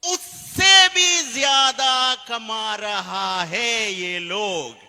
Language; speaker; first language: Hindi; non-native, fluent; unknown